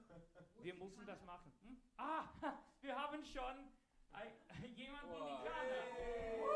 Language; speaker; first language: German; non-native, learner; English